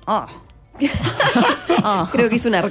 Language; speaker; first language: Spanish; non-native, learner; Japanese